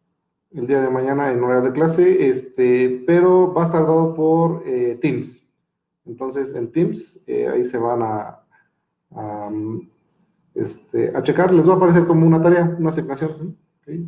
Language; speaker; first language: Spanish; native; Spanish